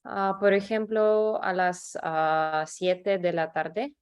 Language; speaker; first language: Spanish; non-native, learner; English